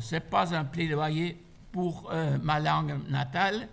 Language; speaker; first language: French; non-native, fluent; German